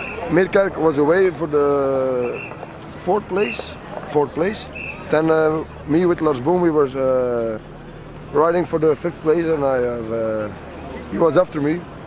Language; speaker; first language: English; non-native, fluent; Dutch